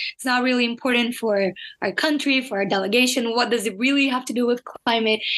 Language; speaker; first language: English; non-native, fluent; Portuguese